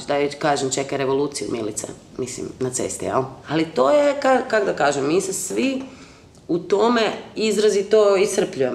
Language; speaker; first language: Croatian; native; Croatian